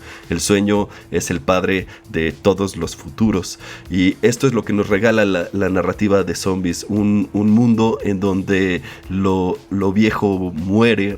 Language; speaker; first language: Spanish; native; Spanish